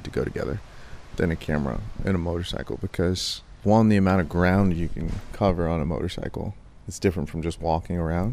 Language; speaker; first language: English; native; English